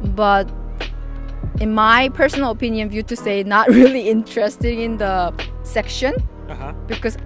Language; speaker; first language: English; non-native, learner; Korean